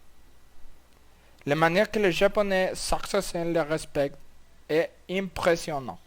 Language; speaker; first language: French; non-native, learner; Spanish